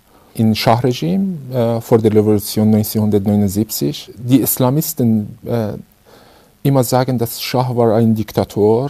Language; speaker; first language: German; non-native, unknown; Persian